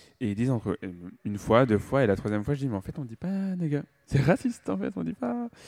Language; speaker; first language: French; native; French